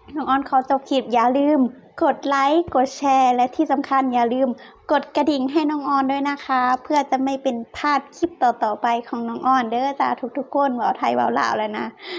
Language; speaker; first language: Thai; non-native, local second language; Lao